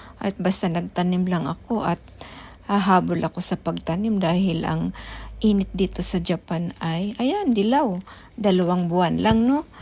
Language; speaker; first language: Filipino; non-native, local second language; Cebuano